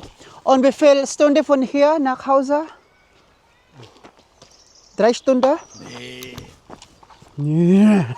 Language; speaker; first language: German; non-native, learner; Filipino